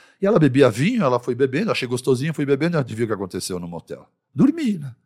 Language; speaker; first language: Portuguese; early bilingual, other home language; Arabic